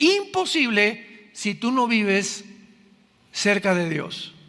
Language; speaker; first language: Spanish; native; Spanish